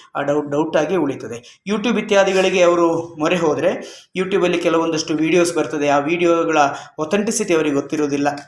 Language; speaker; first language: Kannada; native; Kannada